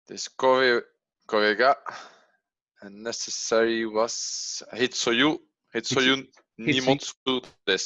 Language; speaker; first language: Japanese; non-native, learner; English